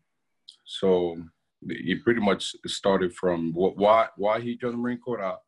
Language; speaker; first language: English; non-native, fluent; Spanish